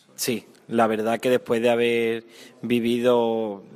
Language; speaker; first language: Spanish; native; Spanish